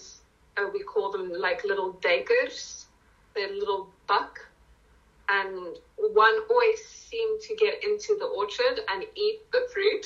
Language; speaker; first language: English; non-native, local second language; Afrikaans